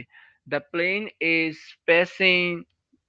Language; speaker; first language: English; non-native, learner; Portuguese